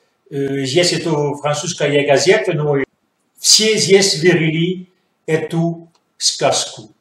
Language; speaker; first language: Russian; non-native, fluent; French